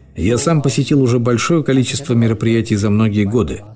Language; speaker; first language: Russian; non-native, fluent; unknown